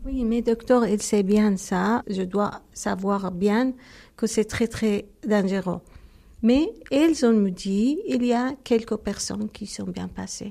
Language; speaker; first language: French; non-native, learner; Arabic